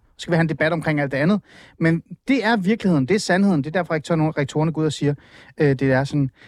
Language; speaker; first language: Danish; early bilingual, other home language; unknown